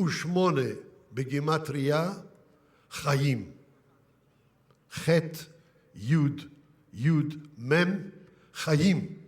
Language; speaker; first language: Hebrew; early bilingual, other home language; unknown